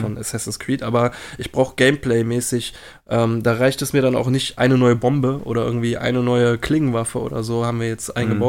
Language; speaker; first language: German; native; German